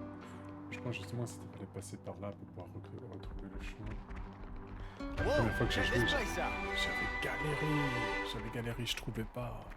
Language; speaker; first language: French; native; French